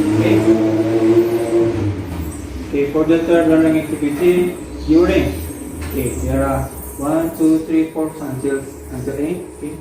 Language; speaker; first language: English; non-native, learner; Indonesian